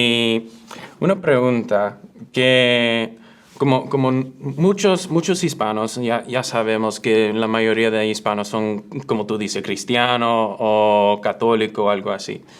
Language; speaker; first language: Spanish; early bilingual, other home language; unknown